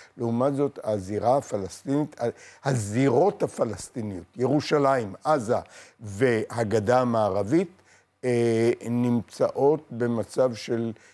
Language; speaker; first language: Hebrew; native; Hebrew